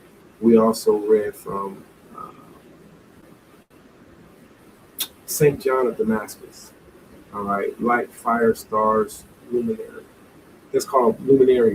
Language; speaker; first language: English; native; English